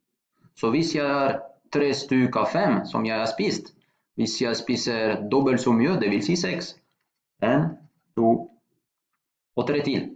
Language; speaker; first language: Norwegian; non-native, fluent; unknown